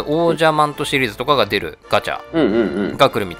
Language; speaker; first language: Japanese; native; Japanese